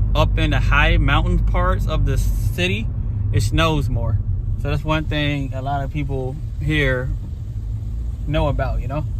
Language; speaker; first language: English; native; English